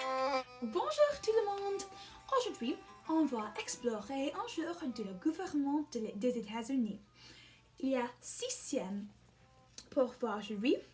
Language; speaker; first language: French; non-native, learner; English